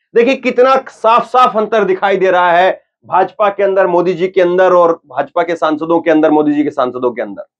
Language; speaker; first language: Hindi; native; Hindi